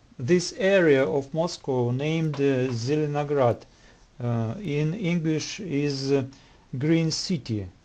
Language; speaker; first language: English; non-native, learner; Russian